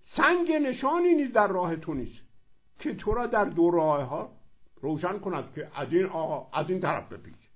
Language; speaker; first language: Persian; native; Persian